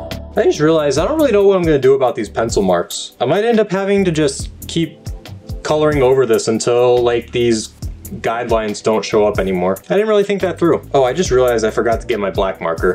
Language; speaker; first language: English; native; English